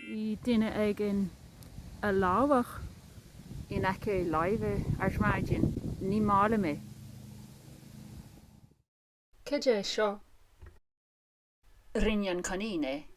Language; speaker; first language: Irish; non-native, learner; English